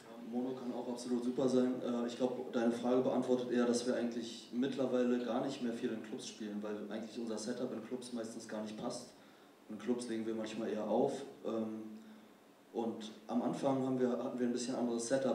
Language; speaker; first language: German; native; German